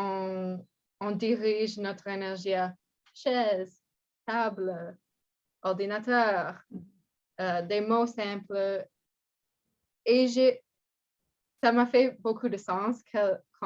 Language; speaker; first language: French; non-native, learner; English